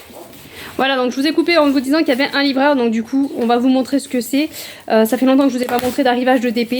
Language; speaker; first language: French; native; French